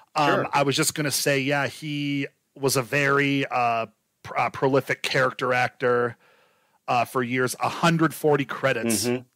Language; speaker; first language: English; native; English